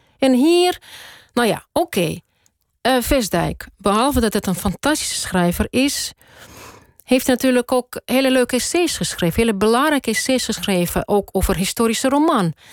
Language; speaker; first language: Dutch; non-native, fluent; Russian